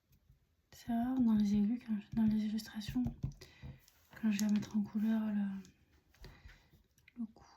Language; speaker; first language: French; native; French